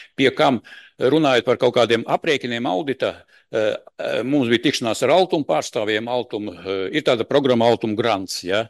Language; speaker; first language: Latvian; non-native, local second language; Russian